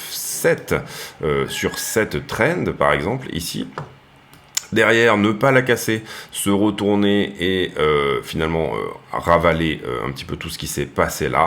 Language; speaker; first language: French; native; French